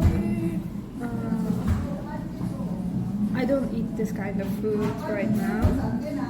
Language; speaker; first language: English; non-native, learner; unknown